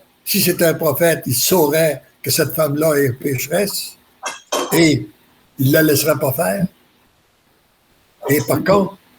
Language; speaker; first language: French; native; French